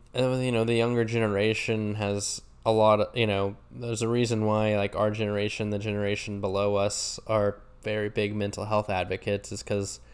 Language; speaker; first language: English; native; English